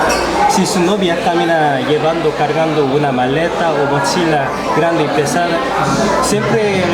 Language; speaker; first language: Spanish; non-native, fluent; Korean